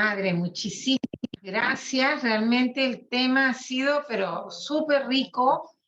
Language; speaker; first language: Spanish; native; Spanish